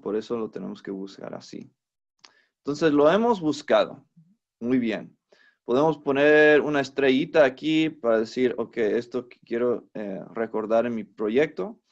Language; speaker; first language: Spanish; non-native, fluent; English